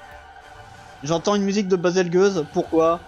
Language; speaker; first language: French; native; French